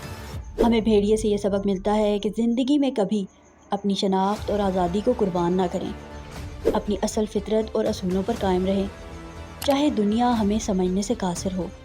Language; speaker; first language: Urdu; native; Urdu